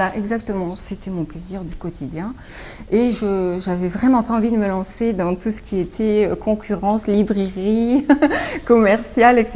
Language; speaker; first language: French; native; French